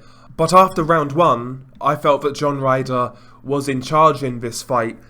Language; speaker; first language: English; native; English